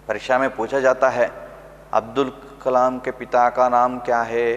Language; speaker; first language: Hindi; non-native, local second language; Kannada